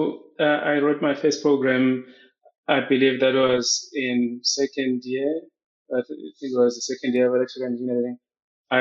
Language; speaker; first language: English; non-native, local second language; Swati